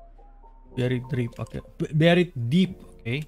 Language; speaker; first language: English; non-native, learner; Indonesian